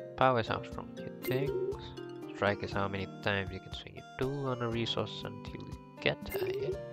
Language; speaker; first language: English; non-native, local second language; Malay